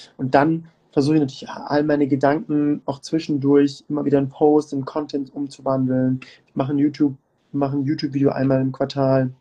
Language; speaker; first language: German; early bilingual, other home language; Turkish